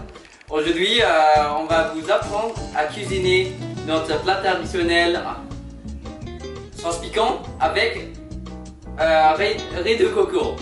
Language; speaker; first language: French; non-native, learner; Malay